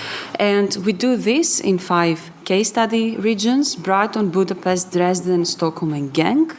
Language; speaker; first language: English; non-native, fluent; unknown